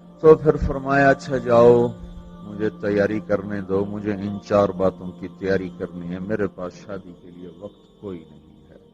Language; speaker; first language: Urdu; non-native, local second language; Punjabi